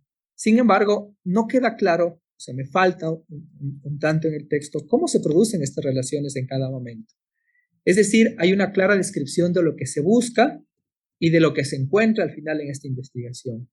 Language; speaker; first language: Spanish; native; Spanish